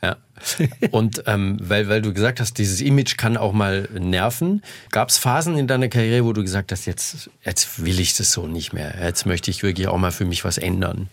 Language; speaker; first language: German; native; German